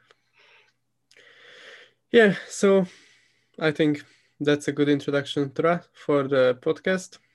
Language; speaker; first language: English; non-native, fluent; Hungarian